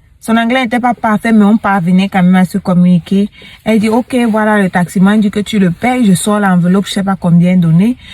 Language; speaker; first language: French; native; French